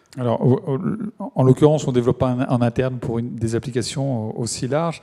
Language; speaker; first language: French; native; French